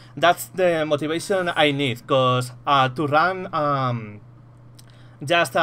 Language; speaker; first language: English; non-native, fluent; Spanish